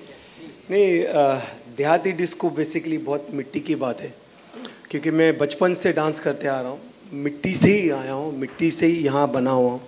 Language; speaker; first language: Hindi; native; Hindi